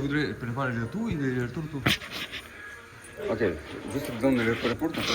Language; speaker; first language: French; non-native, learner; Russian